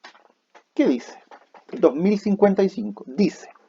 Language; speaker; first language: Spanish; native; Spanish